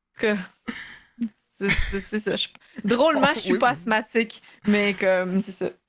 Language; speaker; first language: French; native; French